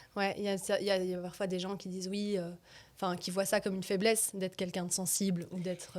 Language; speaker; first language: French; native; French